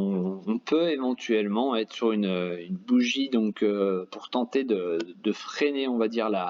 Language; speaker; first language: French; native; French